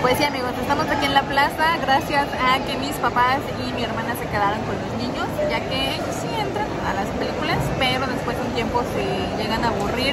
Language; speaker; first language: Spanish; native; Spanish